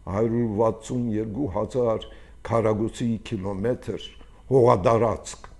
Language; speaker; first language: Armenian; early bilingual, heritage; Armenian